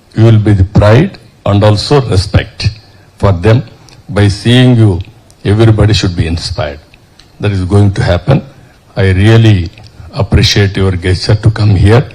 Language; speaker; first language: English; non-native, local second language; Telugu